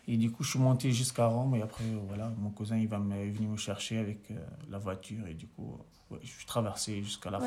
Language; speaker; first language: French; non-native, local second language; Arabic